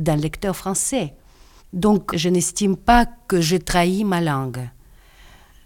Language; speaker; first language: French; non-native, fluent; Russian